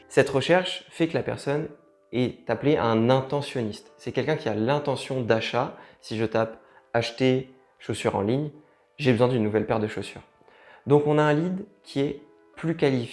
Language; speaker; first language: French; native; French